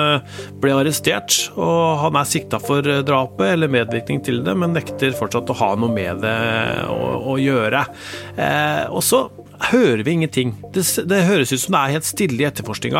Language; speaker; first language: Norwegian; native; Norwegian